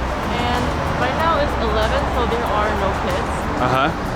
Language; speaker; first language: English; non-native, fluent; Korean